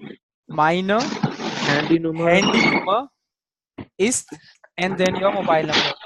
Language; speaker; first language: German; non-native, fluent; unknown